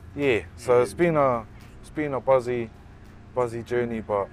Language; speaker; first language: English; native; English